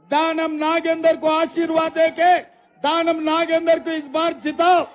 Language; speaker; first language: Hindi; non-native, local second language; Telugu